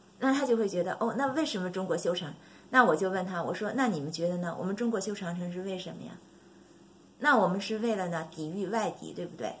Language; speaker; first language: Chinese; native; Chinese